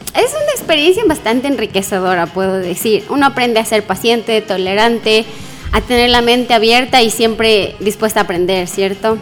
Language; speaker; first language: Spanish; non-native, local second language; Quechua